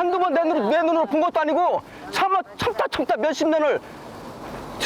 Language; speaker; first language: Korean; native; Korean